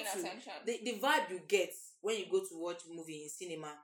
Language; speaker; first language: English; non-native, local second language; Igbo